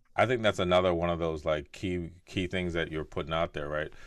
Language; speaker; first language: English; native; English